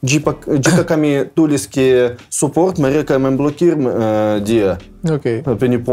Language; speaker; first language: Indonesian; non-native, learner; Russian